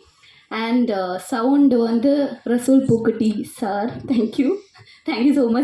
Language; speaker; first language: Tamil; non-native, learner; Malayalam